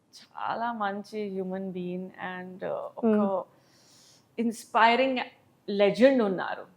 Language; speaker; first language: Telugu; non-native, learner; Hindi